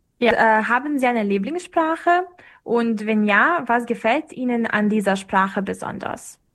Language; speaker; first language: German; non-native, fluent; Serbian